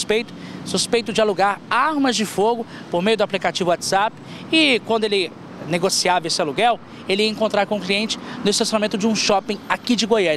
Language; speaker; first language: Portuguese; native; Portuguese